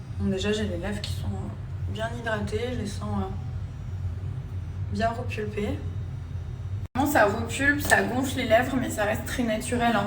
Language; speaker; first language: French; native; French